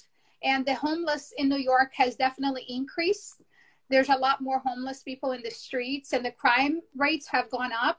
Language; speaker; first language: English; non-native, fluent; Portuguese